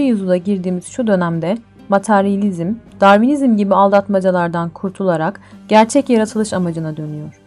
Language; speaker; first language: Turkish; native; Turkish